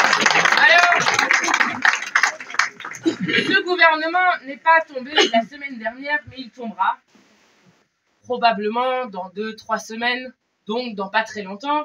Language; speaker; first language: French; native; French